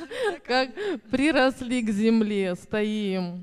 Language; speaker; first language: Russian; native; Russian